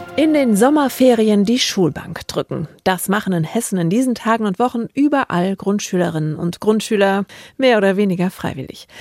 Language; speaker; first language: German; native; German